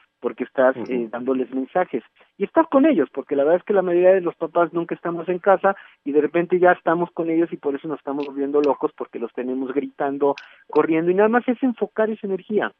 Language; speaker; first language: Spanish; native; Spanish